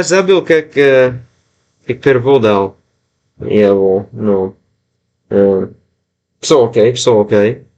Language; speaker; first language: Russian; non-native, learner; English